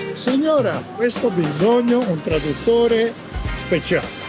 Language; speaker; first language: Italian; non-native, learner; Croatian